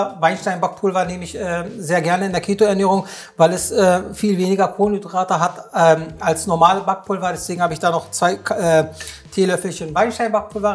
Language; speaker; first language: German; native; German